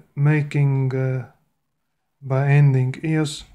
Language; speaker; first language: English; non-native, learner; Latvian